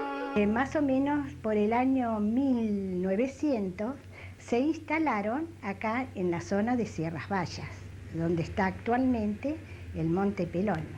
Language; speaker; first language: Spanish; native; Spanish